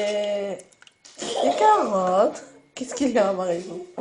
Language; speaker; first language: French; non-native, local second language; Arabic